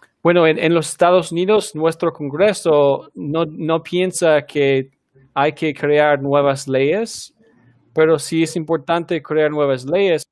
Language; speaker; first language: Spanish; non-native, fluent; English